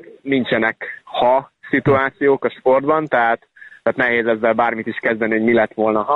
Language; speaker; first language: Hungarian; native; Hungarian